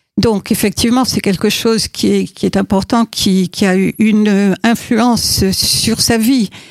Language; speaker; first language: French; native; French